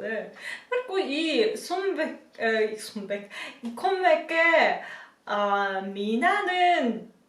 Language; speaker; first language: Korean; non-native, learner; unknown